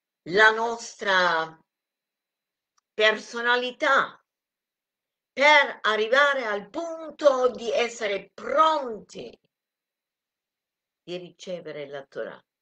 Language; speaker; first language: Italian; non-native, fluent; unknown